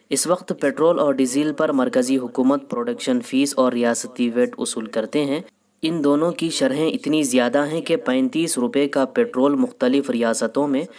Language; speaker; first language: Urdu; native; Urdu